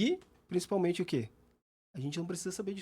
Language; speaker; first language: Portuguese; native; Portuguese